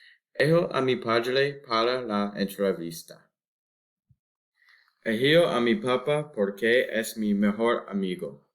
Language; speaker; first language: Spanish; non-native, learner; English